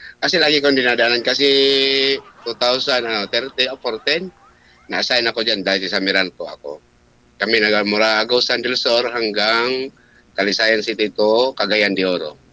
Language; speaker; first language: Filipino; non-native, local second language; Cebuano